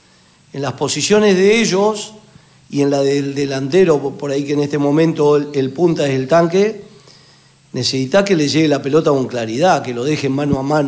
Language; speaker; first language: Spanish; native; Spanish